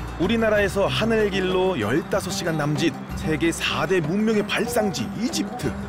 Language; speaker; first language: Korean; native; Korean